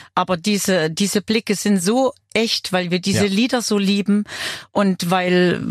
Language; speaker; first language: German; native; German